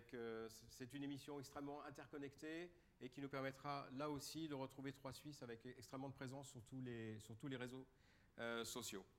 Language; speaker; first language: French; native; French